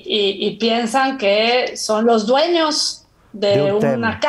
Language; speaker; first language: Spanish; native; Spanish